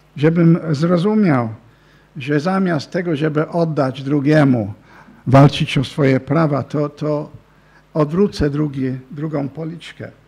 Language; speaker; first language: Polish; non-native, fluent; English